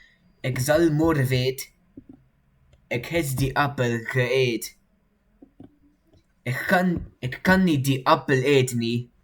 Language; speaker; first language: Afrikaans; non-native, learner; English